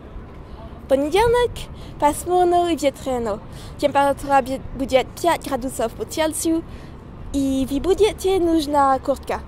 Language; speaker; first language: Russian; non-native, learner; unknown